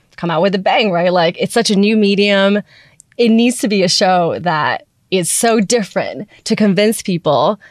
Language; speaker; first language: English; early bilingual, other home language; Chinese